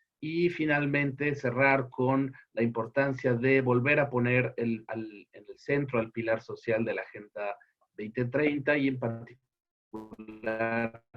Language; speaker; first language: Spanish; native; Spanish